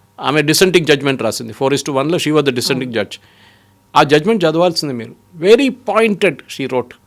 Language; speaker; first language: Telugu; non-native, fluent; Malayalam